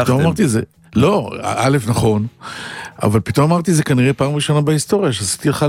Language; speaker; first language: Hebrew; native; Hebrew